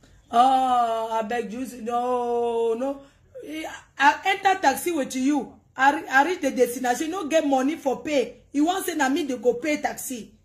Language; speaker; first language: English; non-native, local second language; French